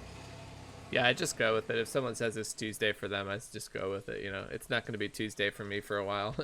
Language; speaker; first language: English; native; English